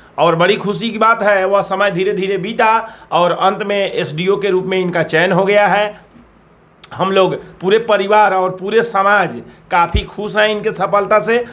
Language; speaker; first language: Hindi; native; Hindi